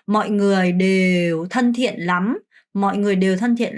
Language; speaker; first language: Vietnamese; non-native, fluent; Korean